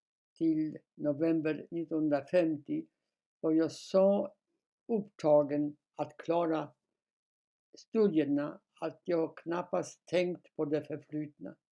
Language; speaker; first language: Swedish; non-native, fluent; Polish